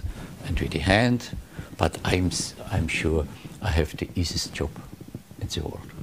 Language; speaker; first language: English; non-native, learner; German